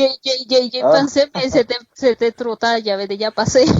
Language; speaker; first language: French; non-native, fluent; Spanish